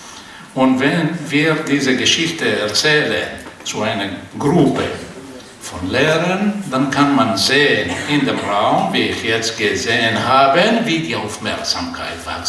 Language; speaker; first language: German; non-native, fluent; Portuguese